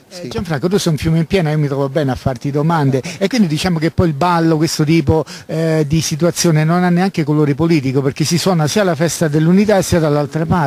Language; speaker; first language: Italian; native; Italian